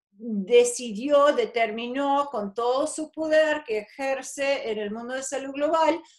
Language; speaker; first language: Spanish; non-native, fluent; English